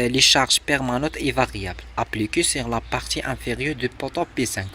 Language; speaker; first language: French; non-native, local second language; Arabic